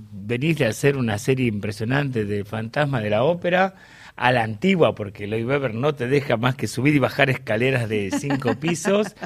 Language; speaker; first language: Spanish; native; Spanish